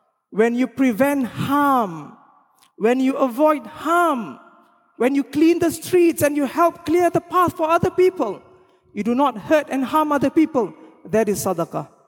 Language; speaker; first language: English; non-native, local second language; Malay